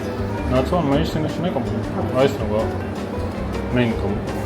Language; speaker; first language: Japanese; non-native, fluent; French